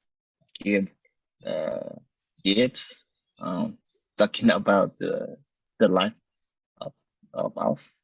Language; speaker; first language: English; non-native, learner; Spanish